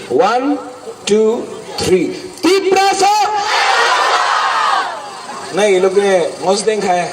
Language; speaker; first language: Hindi; non-native, local second language; Kok Borok